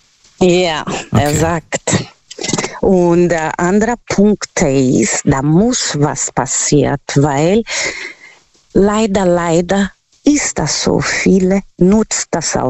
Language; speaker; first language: German; non-native, learner; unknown